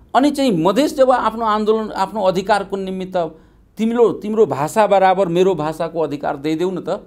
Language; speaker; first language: Nepali; non-native, local second language; Maithili